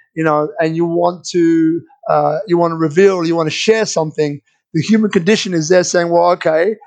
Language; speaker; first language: English; native; English